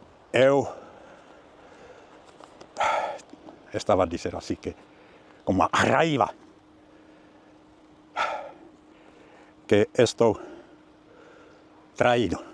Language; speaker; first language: Portuguese; non-native, learner; Finnish